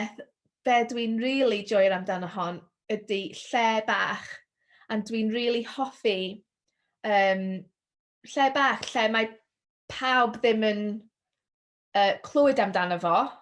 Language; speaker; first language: Welsh; non-native, local second language; English